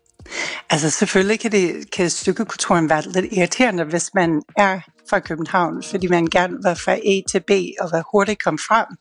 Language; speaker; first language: Danish; non-native, fluent; English